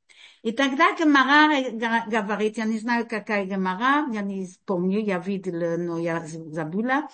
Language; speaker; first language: Russian; early bilingual, heritage; Russian